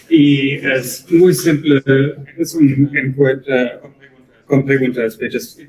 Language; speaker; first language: Spanish; non-native, learner; German